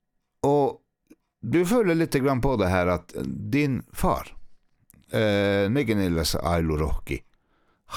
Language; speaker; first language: Norwegian; native; Norwegian